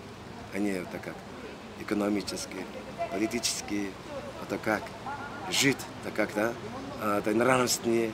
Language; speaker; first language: Russian; non-native, learner; Mongolian